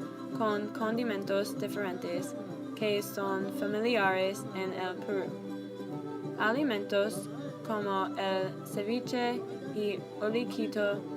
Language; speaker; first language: Spanish; non-native, learner; English